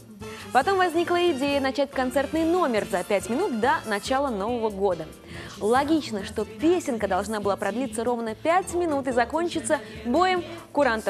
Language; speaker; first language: Russian; native; Russian